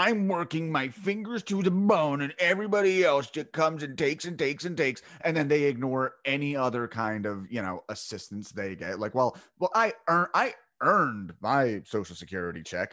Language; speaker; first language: English; native; English